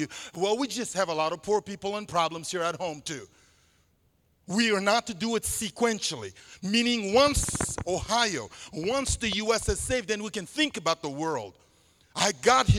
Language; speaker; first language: English; non-native, fluent; Sango